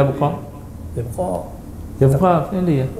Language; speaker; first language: Arabic; non-native, fluent; Indonesian